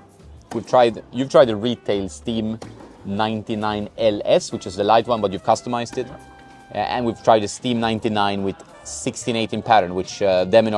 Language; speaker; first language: English; non-native, fluent; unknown